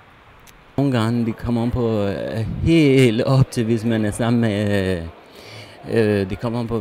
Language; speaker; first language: Danish; non-native, learner; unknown